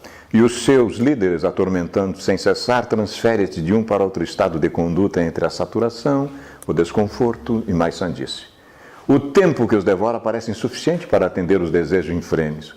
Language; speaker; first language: Portuguese; native; Portuguese